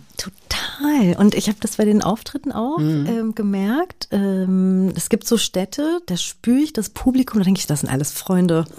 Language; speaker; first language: German; native; German